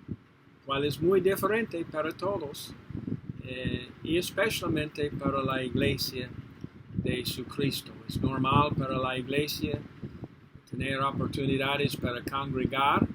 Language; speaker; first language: Spanish; non-native, learner; English